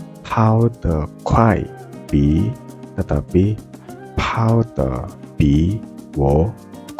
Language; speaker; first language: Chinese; non-native, fluent; Indonesian